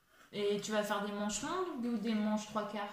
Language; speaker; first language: French; native; French